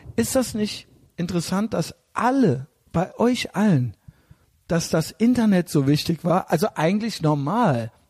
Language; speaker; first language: German; native; German